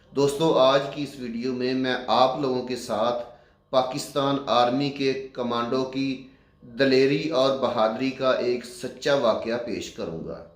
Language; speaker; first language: Urdu; non-native, local second language; Punjabi